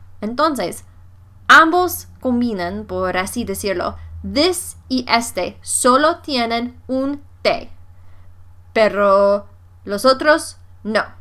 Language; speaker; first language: Spanish; non-native, fluent; English